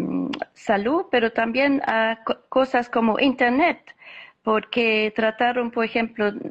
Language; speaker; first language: Spanish; non-native, fluent; English